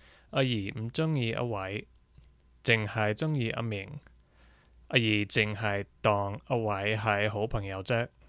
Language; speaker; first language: Cantonese; non-native, learner; English